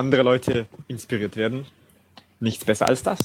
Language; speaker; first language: German; native; German